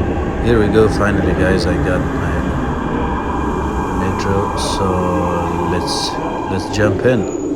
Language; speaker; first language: English; non-native, fluent; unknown